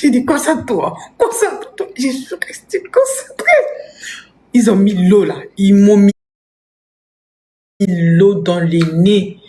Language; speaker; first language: French; non-native, local second language; Lingala